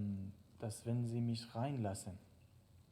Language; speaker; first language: German; non-native, fluent; Persian